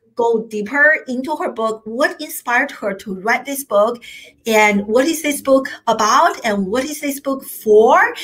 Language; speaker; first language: English; non-native, fluent; Chinese